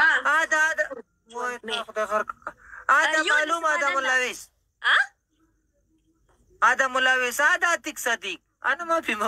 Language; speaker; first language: Arabic; non-native, learner; Pashto